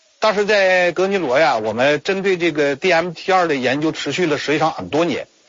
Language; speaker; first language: Chinese; native; Chinese